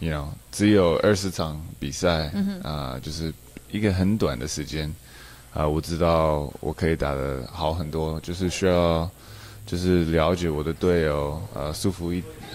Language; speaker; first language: Chinese; early bilingual, heritage; English